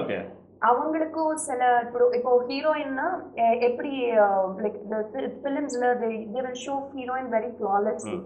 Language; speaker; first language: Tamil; non-native, learner; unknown